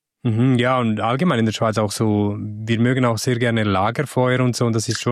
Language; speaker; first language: German; native; German